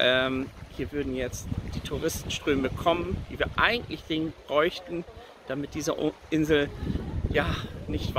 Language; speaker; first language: German; native; German